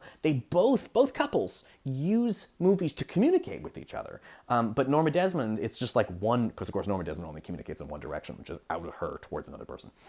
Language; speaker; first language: English; native; English